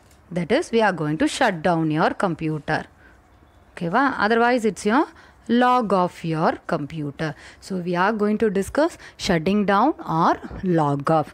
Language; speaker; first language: English; non-native, local second language; Tamil